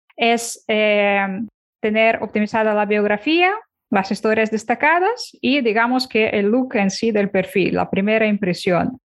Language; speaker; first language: Spanish; non-native, fluent; Ukrainian